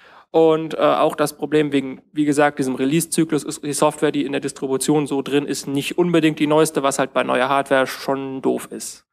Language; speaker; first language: German; native; German